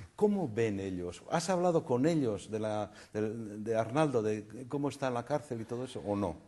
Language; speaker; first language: Spanish; non-native, local second language; Basque